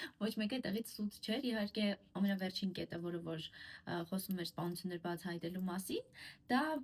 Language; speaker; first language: Armenian; early bilingual, heritage; Armenian